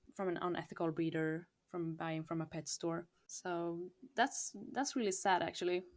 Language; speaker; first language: English; non-native, fluent; Swedish